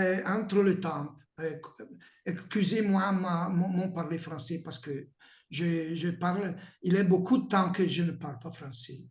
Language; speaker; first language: French; non-native, learner; Italian